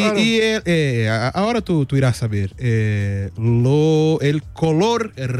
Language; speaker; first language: Spanish; non-native, learner; Portuguese